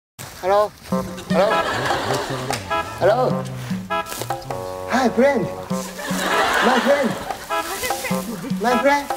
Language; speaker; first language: English; non-native, learner; Japanese